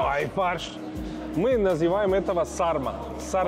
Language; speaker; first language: Russian; non-native, learner; Serbian